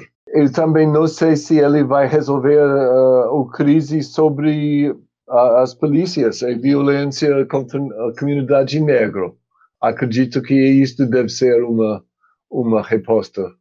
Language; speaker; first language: Portuguese; non-native, fluent; English